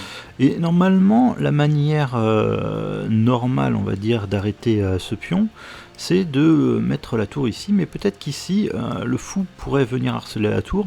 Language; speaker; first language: French; native; French